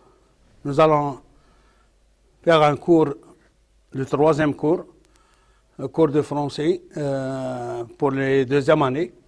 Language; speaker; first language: French; non-native, local second language; Arabic